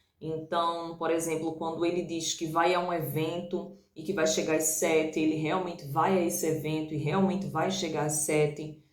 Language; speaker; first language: Portuguese; native; Portuguese